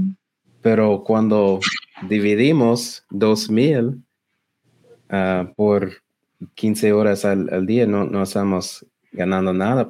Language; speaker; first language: Spanish; non-native, learner; English